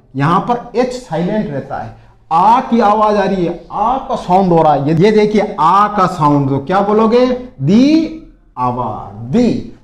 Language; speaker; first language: Hindi; native; Hindi